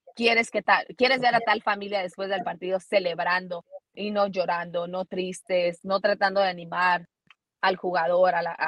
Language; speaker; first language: Spanish; early bilingual, heritage; Spanish